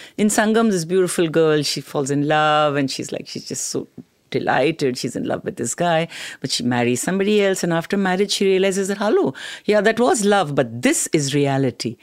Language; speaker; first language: English; non-native, local second language; Tamil